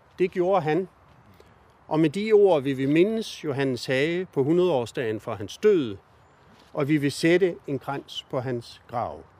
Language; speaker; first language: Danish; native; Danish